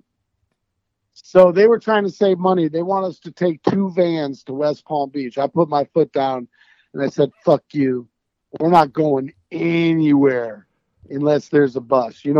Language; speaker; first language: English; native; English